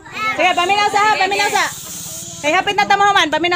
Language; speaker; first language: Cebuano; native; Cebuano